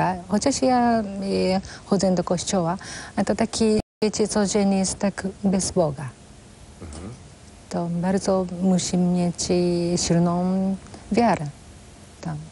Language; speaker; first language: Polish; non-native, fluent; Japanese